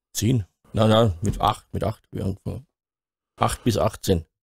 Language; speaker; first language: German; native; German